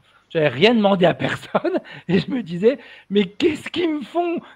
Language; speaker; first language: French; native; French